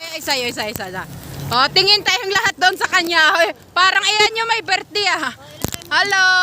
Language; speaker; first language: Filipino; non-native, local second language; Cebuano